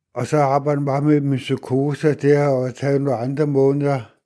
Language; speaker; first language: Danish; native; Danish